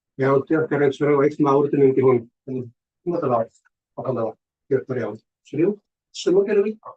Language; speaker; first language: Welsh; native; Welsh